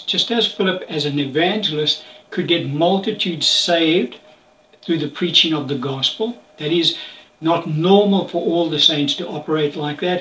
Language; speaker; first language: English; native; English